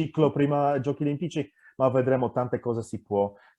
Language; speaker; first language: Italian; non-native, fluent; Polish